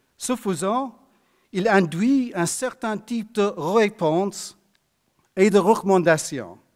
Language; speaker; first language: French; non-native, fluent; English